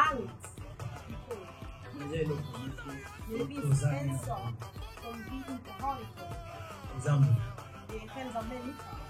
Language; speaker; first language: Swedish; non-native, fluent; Lingala